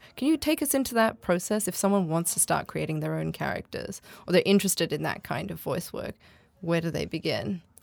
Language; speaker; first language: English; native; English